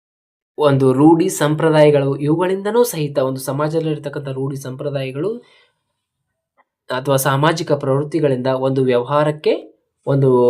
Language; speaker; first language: Kannada; native; Kannada